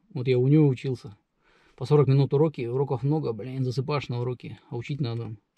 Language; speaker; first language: Russian; native; Russian